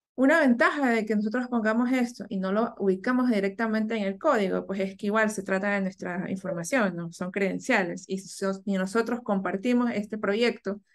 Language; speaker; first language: Spanish; native; Spanish